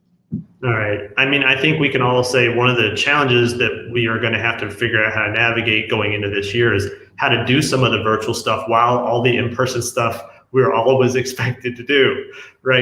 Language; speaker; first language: English; native; English